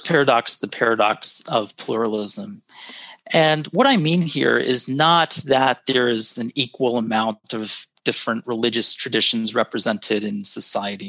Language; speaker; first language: English; native; English